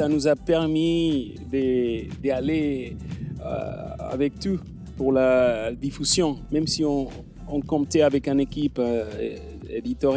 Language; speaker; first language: French; non-native, fluent; Spanish